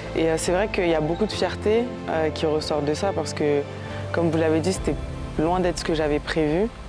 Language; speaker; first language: French; early bilingual, other home language; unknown